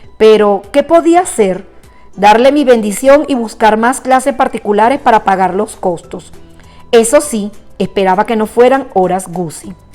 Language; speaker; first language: Spanish; native; Spanish